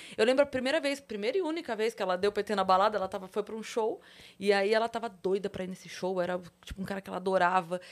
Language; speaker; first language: Portuguese; native; Portuguese